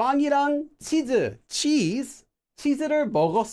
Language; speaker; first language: Korean; non-native, fluent; English